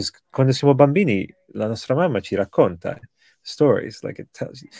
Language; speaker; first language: English; early bilingual, other home language; Italian